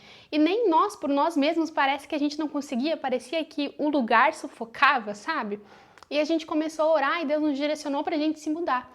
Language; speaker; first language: Portuguese; native; Portuguese